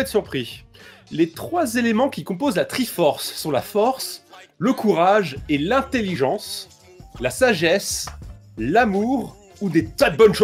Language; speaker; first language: French; native; French